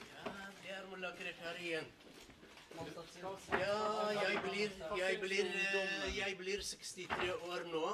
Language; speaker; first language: Norwegian; non-native, learner; Kurdish